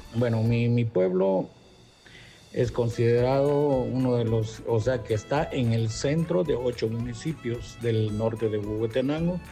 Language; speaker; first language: Spanish; non-native, local second language; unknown